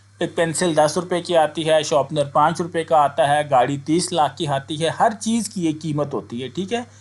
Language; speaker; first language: Urdu; non-native, local second language; Punjabi